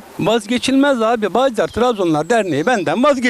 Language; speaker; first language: Turkish; native; Turkish